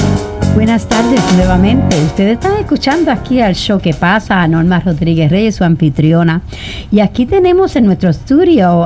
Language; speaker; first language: Spanish; native; Spanish